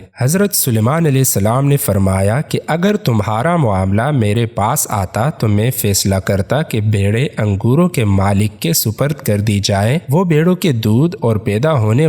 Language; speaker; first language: Urdu; native; Urdu